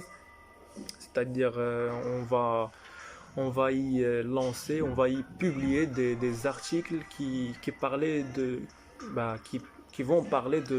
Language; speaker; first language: French; non-native, fluent; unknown